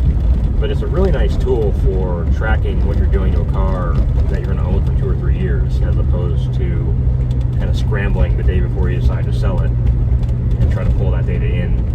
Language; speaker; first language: English; native; English